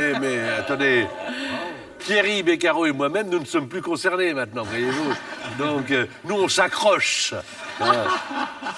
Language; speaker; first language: French; native; French